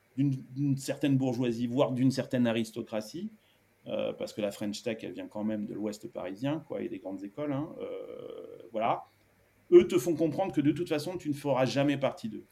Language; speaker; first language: French; early bilingual, other home language; Spanish